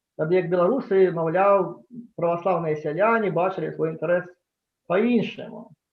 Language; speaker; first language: Belarusian; non-native, local second language; Russian